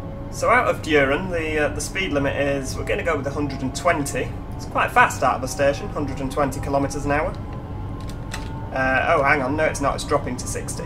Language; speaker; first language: English; native; English